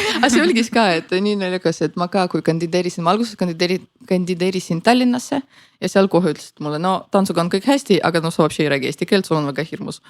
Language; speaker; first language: Estonian; non-native, local second language; Russian